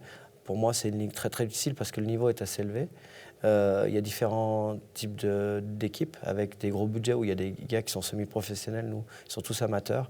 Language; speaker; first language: French; native; French